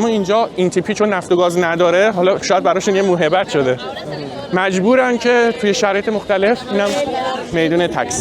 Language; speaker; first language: Persian; native; Persian